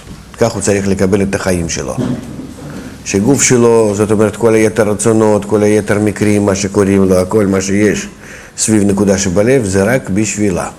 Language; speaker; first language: Hebrew; non-native, fluent; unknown